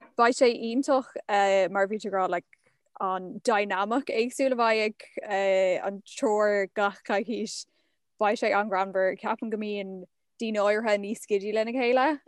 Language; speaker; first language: Irish; non-native, local second language; English